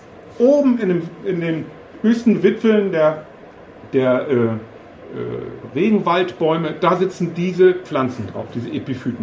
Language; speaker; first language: German; native; German